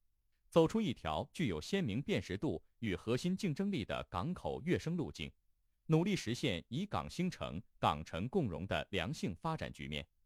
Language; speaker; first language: Chinese; native; Chinese